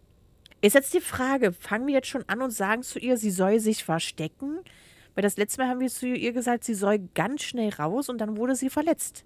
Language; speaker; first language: German; native; German